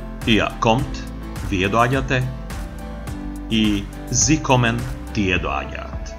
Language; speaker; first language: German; non-native, fluent; Macedonian